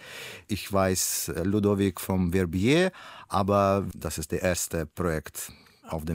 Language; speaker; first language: German; non-native, learner; Russian